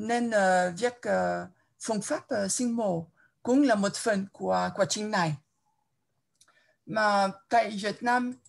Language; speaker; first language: Vietnamese; non-native, fluent; French